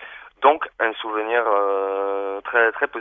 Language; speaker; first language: French; early bilingual, other home language; Polish